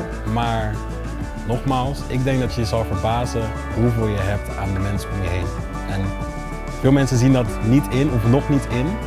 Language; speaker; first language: Dutch; native; Dutch